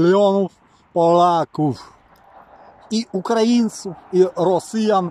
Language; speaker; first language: Polish; non-native, fluent; Ukrainian